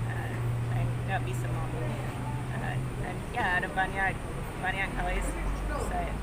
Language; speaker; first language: Indonesian; non-native, fluent; English